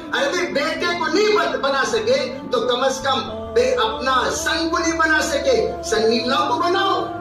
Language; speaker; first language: Urdu; native; Urdu